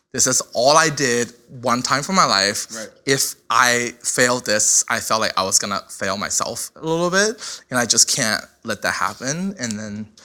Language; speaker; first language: English; non-native, fluent; Chinese